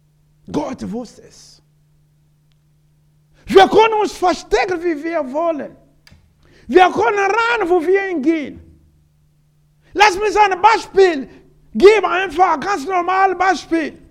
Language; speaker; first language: German; non-native, learner; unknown